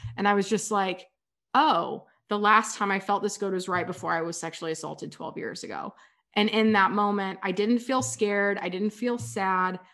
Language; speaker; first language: English; native; English